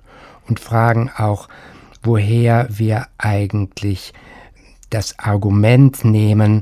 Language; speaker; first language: German; native; German